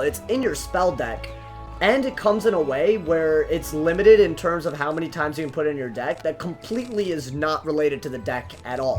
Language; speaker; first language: English; native; English